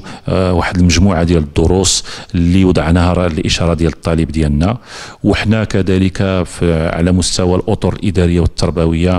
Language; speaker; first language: Arabic; native; Arabic